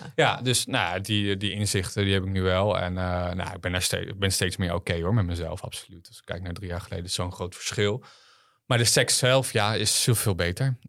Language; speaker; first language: Dutch; native; Dutch